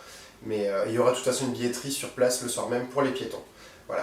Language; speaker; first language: French; native; French